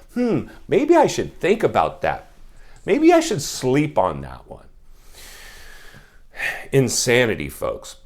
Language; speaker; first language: English; native; English